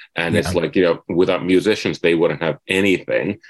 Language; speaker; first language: English; non-native, fluent; Finnish